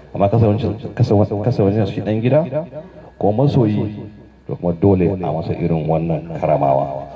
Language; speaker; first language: Hausa; native; Hausa